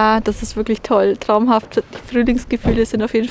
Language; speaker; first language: German; native; German